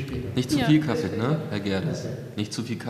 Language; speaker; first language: German; native; German